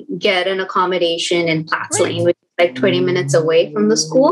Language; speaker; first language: English; non-native, local second language; Hindi